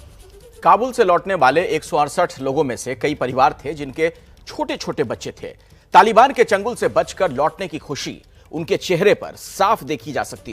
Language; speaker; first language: Hindi; native; Hindi